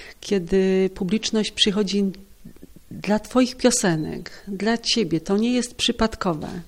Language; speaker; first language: Polish; native; Polish